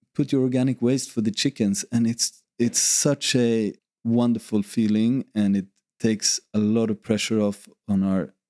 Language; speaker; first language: English; non-native, fluent; Swedish